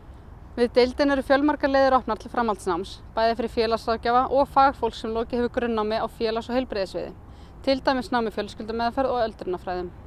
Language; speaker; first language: Icelandic; native; Icelandic